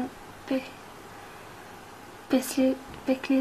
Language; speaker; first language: Spanish; non-native, learner; English